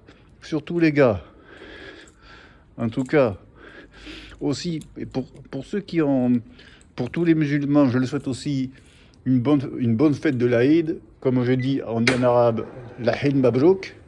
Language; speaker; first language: French; native; French